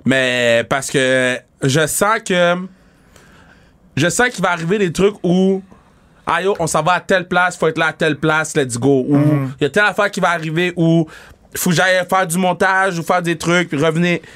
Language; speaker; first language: French; native; French